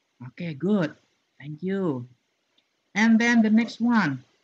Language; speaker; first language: English; non-native, fluent; Indonesian